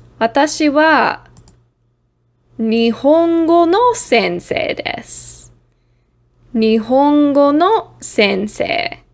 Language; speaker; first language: Japanese; non-native, fluent; English